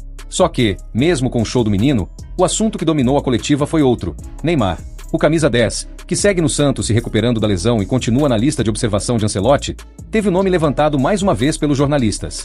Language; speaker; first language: Portuguese; native; Portuguese